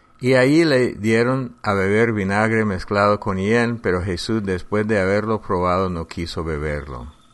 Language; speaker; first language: Spanish; non-native, fluent; English